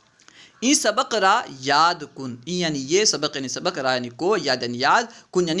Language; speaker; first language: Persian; non-native, fluent; Urdu